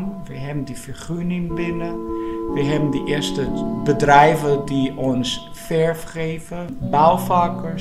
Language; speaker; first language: Dutch; non-native, fluent; Portuguese